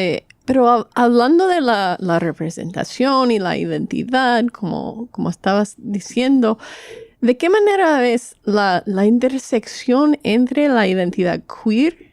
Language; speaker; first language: Spanish; non-native, fluent; English